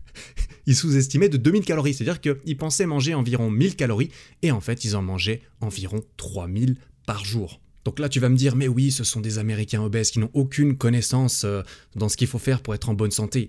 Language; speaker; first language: French; native; French